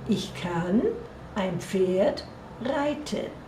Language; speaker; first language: German; non-native, fluent; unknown